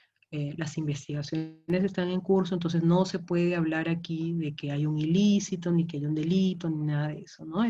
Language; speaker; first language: Spanish; native; Spanish